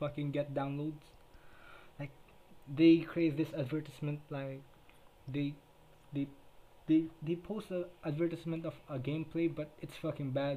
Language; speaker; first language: English; non-native, local second language; Filipino